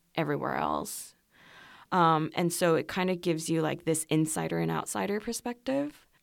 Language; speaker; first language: English; non-native, fluent; Korean